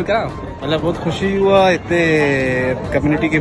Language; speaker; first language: Hindi; non-native, local second language; Sindhi